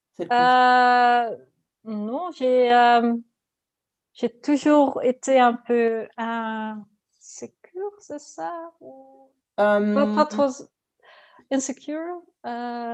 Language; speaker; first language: French; non-native, learner; Dutch